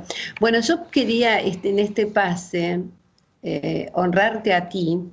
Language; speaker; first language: Spanish; native; Spanish